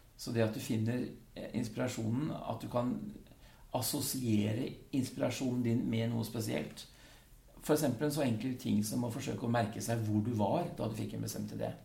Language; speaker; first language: Norwegian; early bilingual, other home language; Dutch